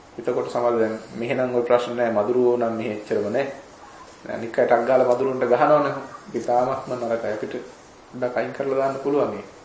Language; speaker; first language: Sinhala; native; Sinhala